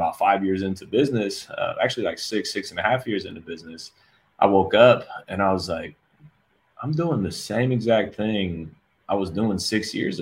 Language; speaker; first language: English; native; English